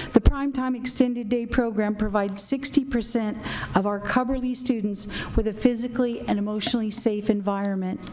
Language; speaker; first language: English; native; English